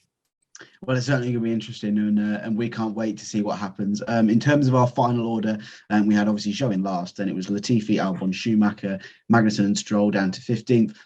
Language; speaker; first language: English; native; English